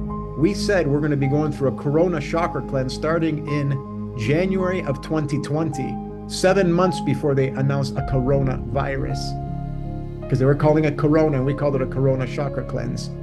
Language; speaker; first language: English; native; English